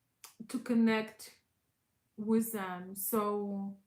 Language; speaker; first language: English; non-native, fluent; Russian